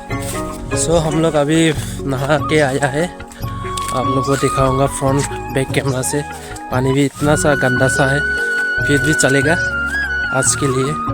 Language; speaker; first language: Hindi; non-native, local second language; Kok Borok